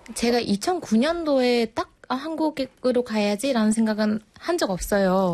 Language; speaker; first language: Korean; non-native, fluent; Mongolian